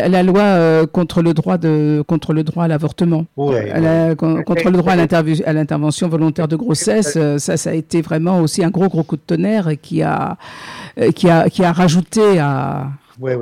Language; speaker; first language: French; native; French